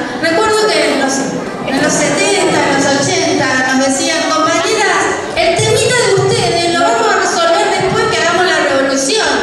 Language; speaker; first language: Spanish; native; Spanish